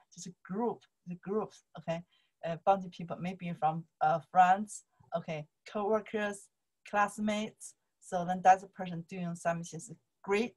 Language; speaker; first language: English; non-native, learner; Chinese